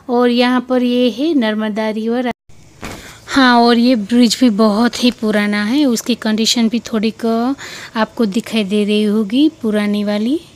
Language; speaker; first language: Hindi; non-native, local second language; Gujarati